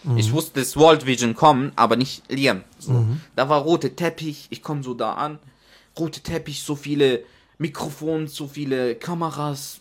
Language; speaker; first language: German; non-native, fluent; Arabic